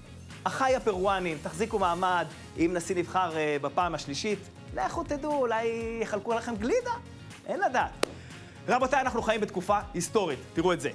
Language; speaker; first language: Hebrew; native; Hebrew